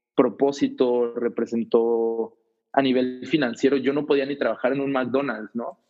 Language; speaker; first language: Spanish; native; Spanish